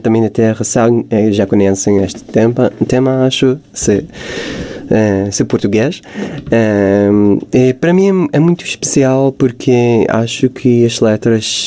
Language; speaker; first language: Portuguese; non-native, fluent; Hebrew